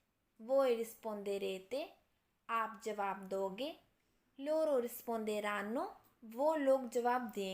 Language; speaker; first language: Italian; non-native, fluent; Urdu